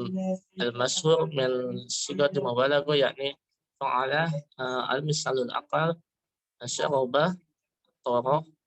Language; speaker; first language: Arabic; non-native, learner; Indonesian